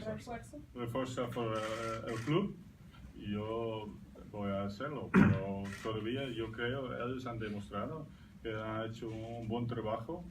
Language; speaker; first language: Spanish; non-native, learner; Dutch